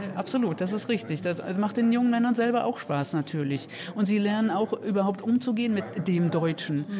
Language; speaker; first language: German; native; German